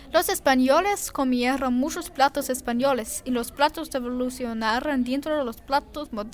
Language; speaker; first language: Spanish; non-native, learner; English